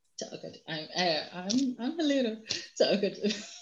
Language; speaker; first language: English; non-native, learner; Portuguese